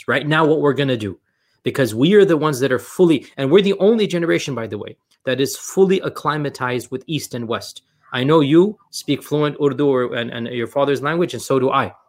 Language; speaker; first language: English; native; English